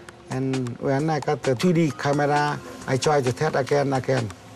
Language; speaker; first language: English; non-native, learner; Vietnamese